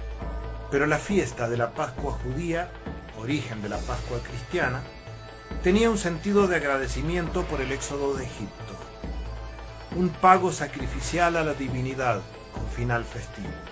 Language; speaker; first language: Spanish; native; Spanish